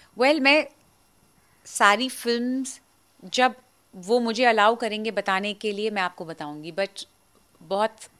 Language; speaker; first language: Hindi; native; Hindi